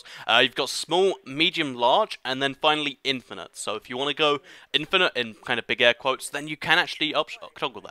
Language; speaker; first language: English; native; English